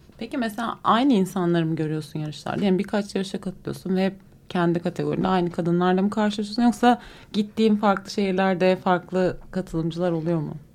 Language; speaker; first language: Turkish; native; Turkish